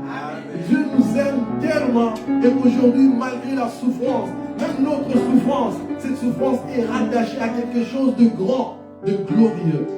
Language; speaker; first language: French; non-native, local second language; Lingala